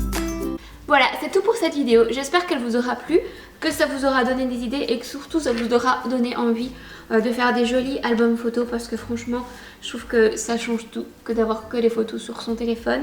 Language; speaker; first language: French; native; French